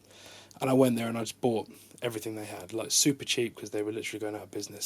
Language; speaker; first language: English; native; English